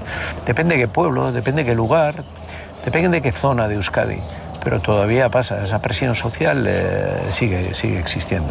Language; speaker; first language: Spanish; native; Spanish